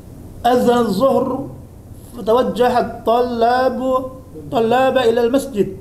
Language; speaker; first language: Arabic; non-native, learner; Indonesian